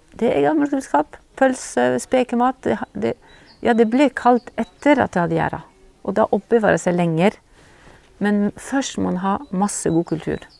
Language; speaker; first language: Norwegian; non-native, fluent; French